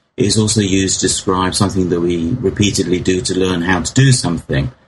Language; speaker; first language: English; native; English